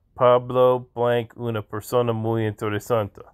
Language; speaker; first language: Spanish; non-native, learner; English